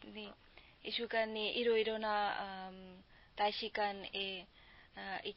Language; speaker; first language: Japanese; non-native, learner; Bangla